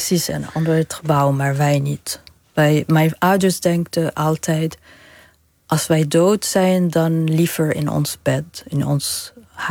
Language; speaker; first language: Dutch; non-native, fluent; Arabic